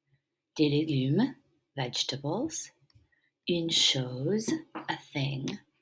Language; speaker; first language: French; non-native, fluent; English